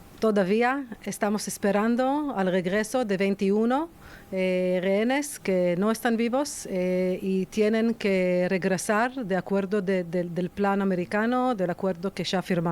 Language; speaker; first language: Spanish; non-native, fluent; Hebrew